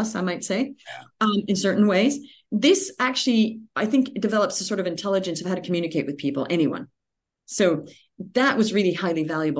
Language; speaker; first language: English; native; English